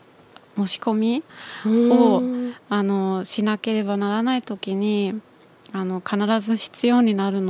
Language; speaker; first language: Japanese; non-native, fluent; German